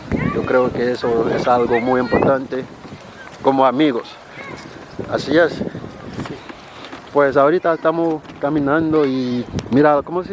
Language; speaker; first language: Spanish; non-native, learner; Haitian Creole